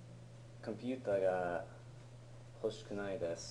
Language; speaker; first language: Japanese; non-native, learner; English